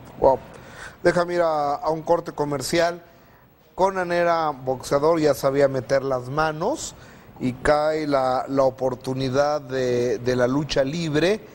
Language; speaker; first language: Spanish; native; Spanish